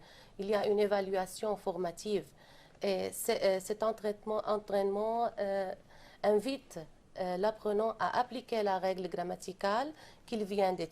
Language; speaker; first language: French; non-native, fluent; Arabic